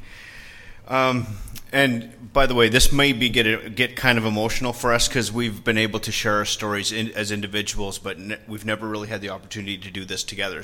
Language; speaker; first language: English; native; English